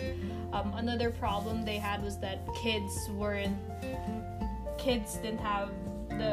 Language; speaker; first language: English; non-native, local second language; Filipino